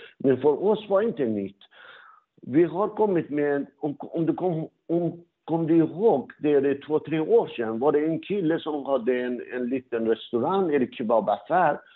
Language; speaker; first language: Swedish; non-native, fluent; Persian